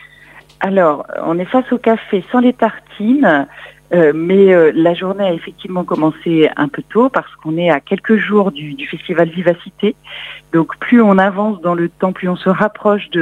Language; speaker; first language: French; native; French